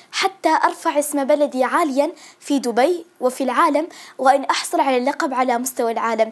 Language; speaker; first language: Arabic; native; Arabic